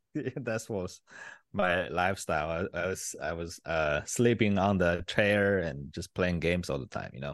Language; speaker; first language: English; non-native, fluent; Chinese